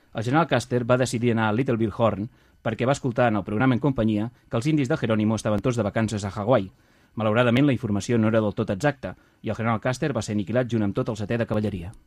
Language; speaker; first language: Catalan; native; Catalan